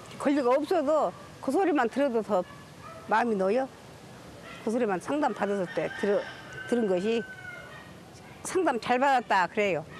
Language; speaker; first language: Korean; native; Korean